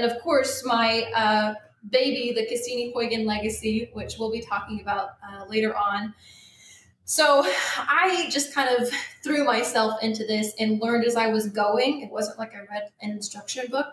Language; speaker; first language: English; native; English